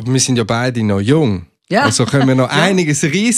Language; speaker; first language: German; native; German